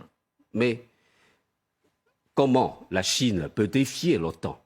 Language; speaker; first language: French; non-native, fluent; Chinese